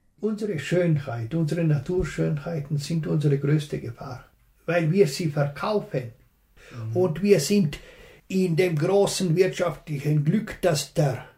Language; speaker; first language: German; non-native, local second language; Ladin